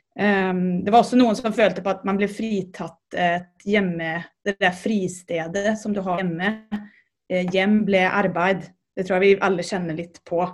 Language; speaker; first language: Norwegian; native; Norwegian